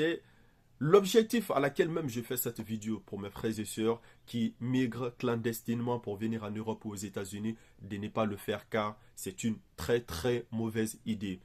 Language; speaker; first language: French; native; French